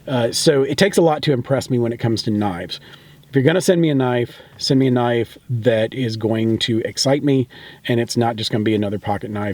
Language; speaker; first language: English; native; English